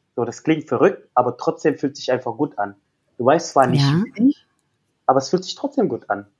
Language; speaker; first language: German; non-native, fluent; Indonesian